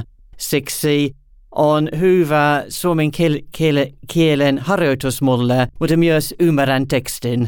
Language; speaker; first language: Finnish; non-native, learner; English